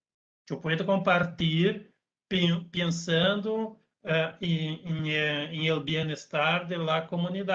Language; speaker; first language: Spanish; non-native, learner; Portuguese